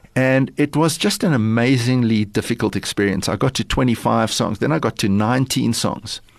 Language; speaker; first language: English; early bilingual, other home language; Lithuanian